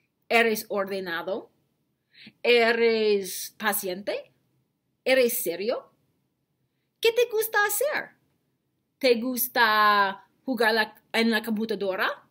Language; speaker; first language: Spanish; non-native, fluent; English